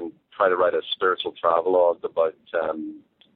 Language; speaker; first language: English; native; English